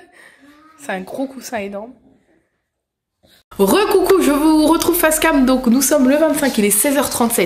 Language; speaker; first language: French; native; French